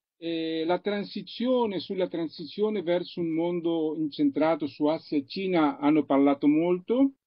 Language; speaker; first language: Italian; non-native, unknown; Spanish